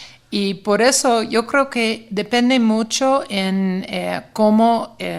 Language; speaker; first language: Spanish; non-native, fluent; English